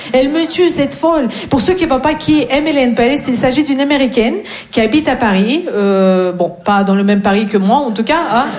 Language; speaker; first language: French; non-native, fluent; Russian